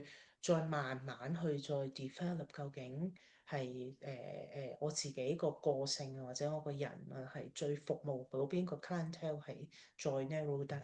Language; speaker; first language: Cantonese; native; Cantonese